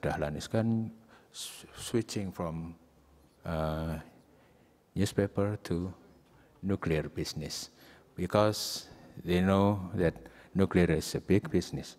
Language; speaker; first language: English; non-native, learner; Indonesian